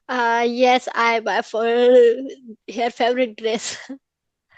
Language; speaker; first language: English; non-native, learner; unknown